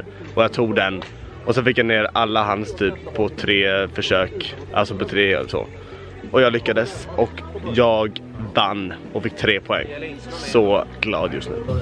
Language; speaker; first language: Swedish; native; Swedish